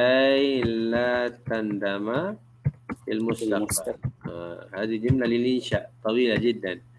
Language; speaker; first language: Arabic; non-native, fluent; Malay